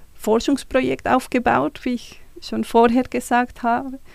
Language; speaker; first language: German; non-native, fluent; Spanish